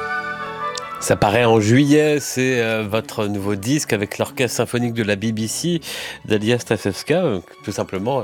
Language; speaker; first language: French; native; French